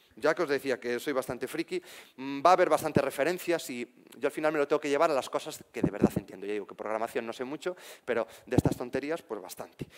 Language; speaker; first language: Spanish; native; Spanish